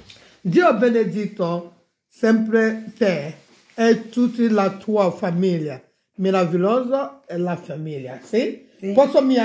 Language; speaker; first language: Italian; non-native, learner; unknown